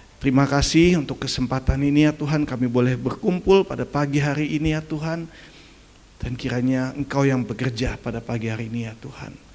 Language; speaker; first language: Indonesian; early bilingual, other home language; German